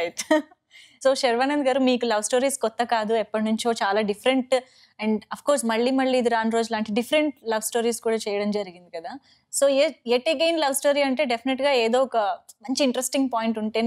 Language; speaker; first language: Telugu; native; Telugu